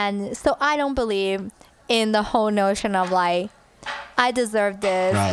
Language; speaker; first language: English; early bilingual, other home language; Cantonese